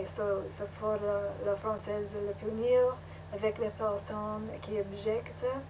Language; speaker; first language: French; non-native, learner; English